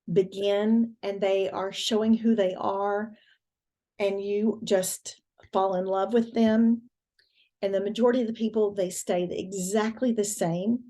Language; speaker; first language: English; native; English